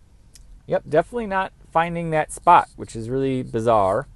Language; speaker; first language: English; native; English